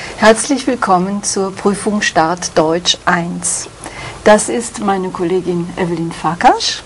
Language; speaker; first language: German; native; German